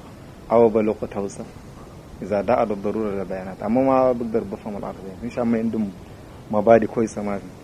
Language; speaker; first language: Arabic; native; Arabic